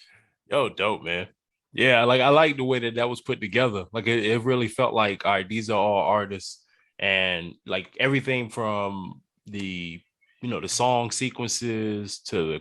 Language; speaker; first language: English; native; English